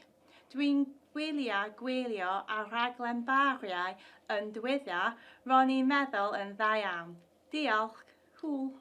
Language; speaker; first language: Welsh; non-native, learner; English